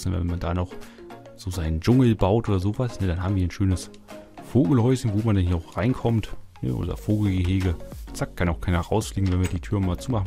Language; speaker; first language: German; native; German